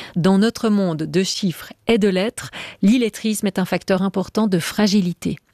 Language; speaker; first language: French; native; French